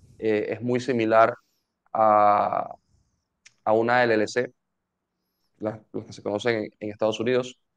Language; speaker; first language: Spanish; native; Spanish